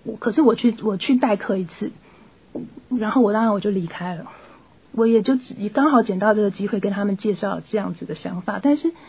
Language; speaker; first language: Chinese; native; Chinese